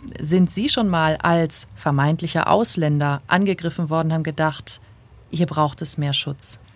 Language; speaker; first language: German; native; German